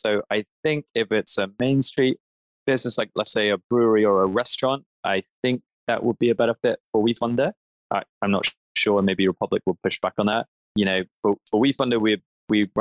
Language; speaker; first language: English; native; English